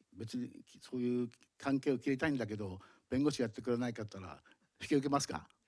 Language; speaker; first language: Japanese; native; Japanese